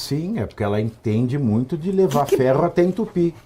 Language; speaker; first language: Portuguese; native; Portuguese